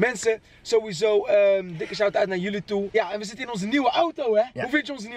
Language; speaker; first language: Dutch; native; Dutch